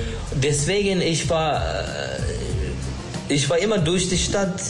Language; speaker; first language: German; non-native, learner; Turkish